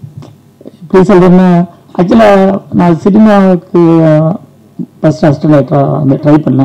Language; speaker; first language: Tamil; native; Tamil